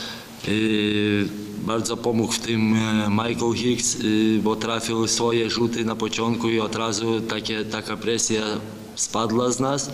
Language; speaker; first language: Polish; non-native, fluent; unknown